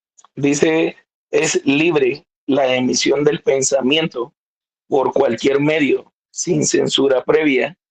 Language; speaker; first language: Spanish; native; Spanish